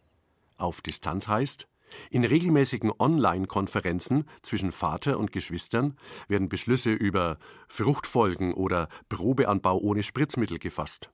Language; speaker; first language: German; native; German